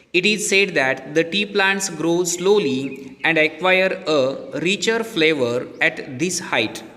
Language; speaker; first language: English; non-native, local second language; Marathi